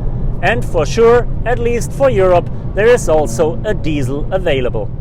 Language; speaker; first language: English; non-native, fluent; German